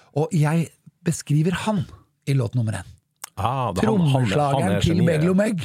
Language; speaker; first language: Norwegian; native; Norwegian